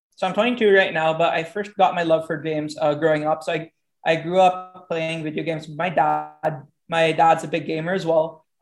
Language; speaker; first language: English; non-native, local second language; Hiligaynon